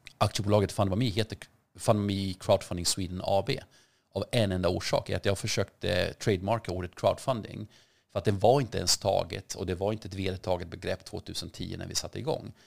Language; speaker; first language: Swedish; early bilingual, other home language; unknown